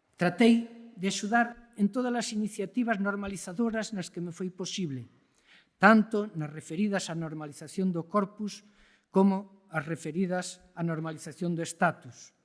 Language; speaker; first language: Galician; native; Galician